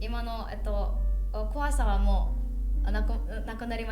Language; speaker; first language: Japanese; non-native, learner; Indonesian